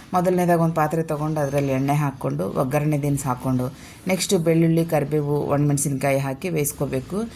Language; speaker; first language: Kannada; non-native, local second language; Telugu